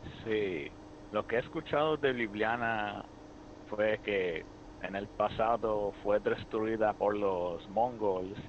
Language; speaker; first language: Spanish; early bilingual, heritage; Spanish